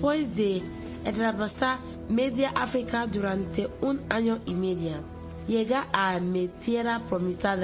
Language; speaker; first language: Spanish; non-native, learner; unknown